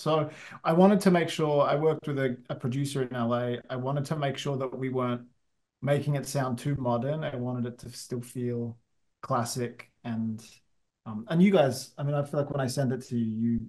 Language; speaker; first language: English; native; English